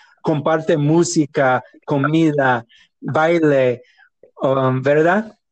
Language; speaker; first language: Spanish; non-native, learner; English